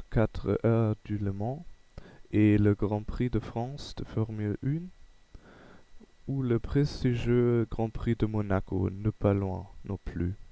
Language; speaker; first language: French; non-native, learner; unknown